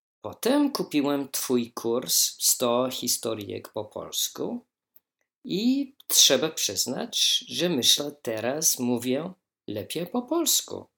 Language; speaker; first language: Polish; non-native, learner; English